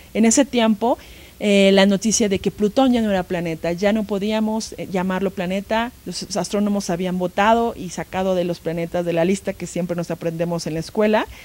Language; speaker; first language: Spanish; native; Spanish